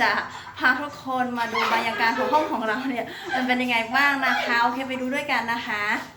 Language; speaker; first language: Thai; non-native, fluent; Khmer